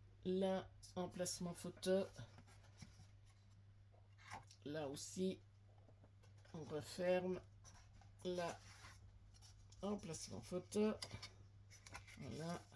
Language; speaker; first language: French; native; French